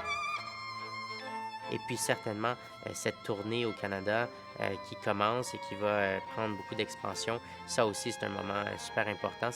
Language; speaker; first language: French; native; French